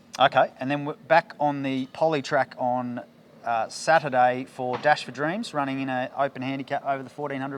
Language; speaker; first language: English; native; English